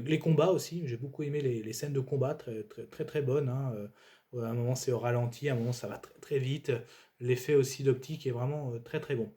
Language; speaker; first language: French; native; French